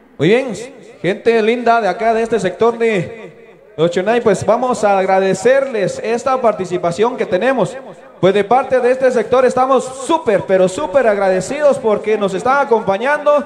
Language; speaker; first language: Spanish; non-native, local second language; Kaqchikel